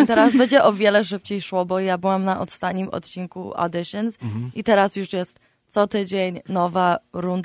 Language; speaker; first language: Polish; early bilingual, heritage; Polish